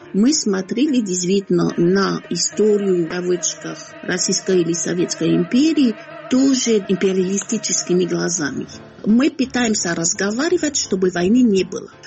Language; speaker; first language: Russian; non-native, fluent; French